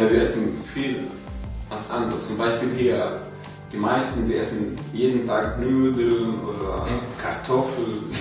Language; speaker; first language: German; non-native, learner; Arabic